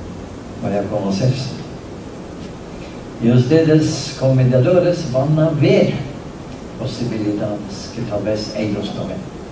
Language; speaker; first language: Spanish; non-native, fluent; Norwegian